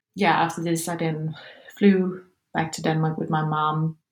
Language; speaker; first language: English; non-native, fluent; Danish